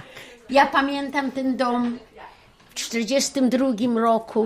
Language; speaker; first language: Polish; non-native, local second language; Yiddish